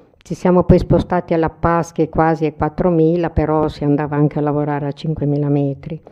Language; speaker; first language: Italian; native; Italian